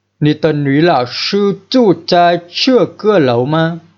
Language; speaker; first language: Chinese; non-native, fluent; Vietnamese